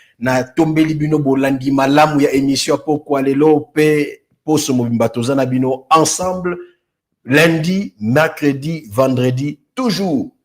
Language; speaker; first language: Lingala; non-native, local second language; Kongo